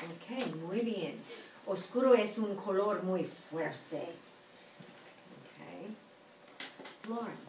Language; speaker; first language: Spanish; non-native, fluent; English